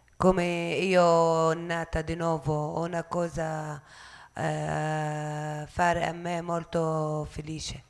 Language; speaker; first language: Italian; non-native, local second language; Arabic